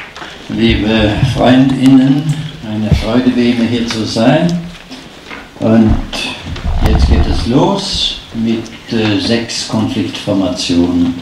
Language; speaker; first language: German; non-native, fluent; Norwegian